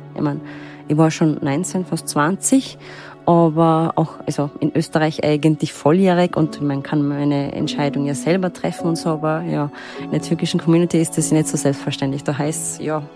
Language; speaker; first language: German; early bilingual, other home language; Turkish